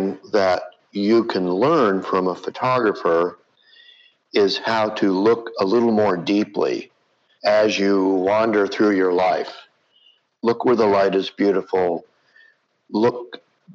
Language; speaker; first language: English; native; English